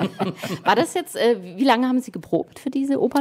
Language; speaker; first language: German; native; German